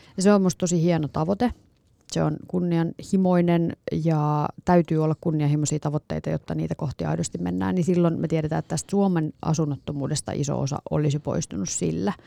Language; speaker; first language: Finnish; native; Finnish